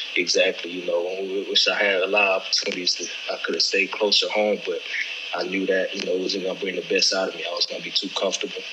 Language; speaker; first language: English; native; English